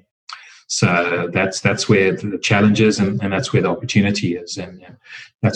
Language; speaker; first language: English; native; English